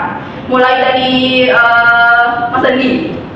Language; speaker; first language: Indonesian; native; Indonesian